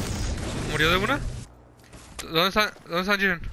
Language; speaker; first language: Spanish; native; Spanish